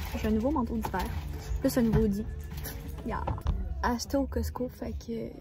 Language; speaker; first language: French; native; French